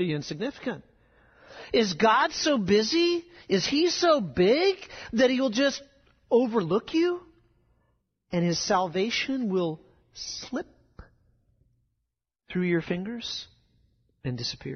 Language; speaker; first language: English; native; English